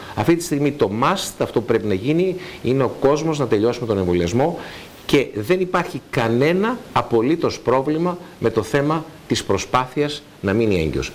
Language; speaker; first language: Greek; native; Greek